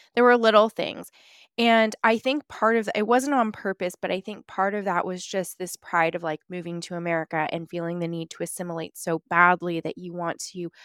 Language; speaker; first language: English; early bilingual, other home language; Filipino